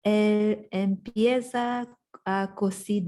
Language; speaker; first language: Spanish; non-native, learner; English